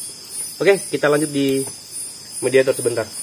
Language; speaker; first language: Indonesian; native; Indonesian